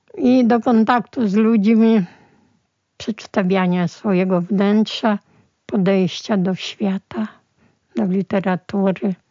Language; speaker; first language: Polish; early bilingual, other home language; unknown